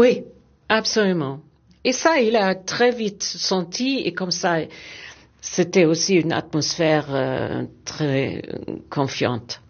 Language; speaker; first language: French; non-native, fluent; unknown